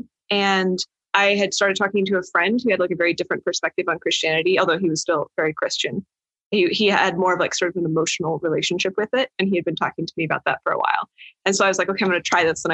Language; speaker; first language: English; native; English